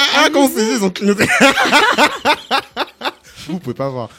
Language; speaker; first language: French; native; French